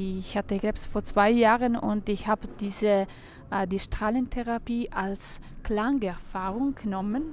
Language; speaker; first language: German; non-native, fluent; Italian